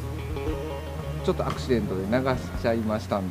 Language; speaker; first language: Japanese; native; Japanese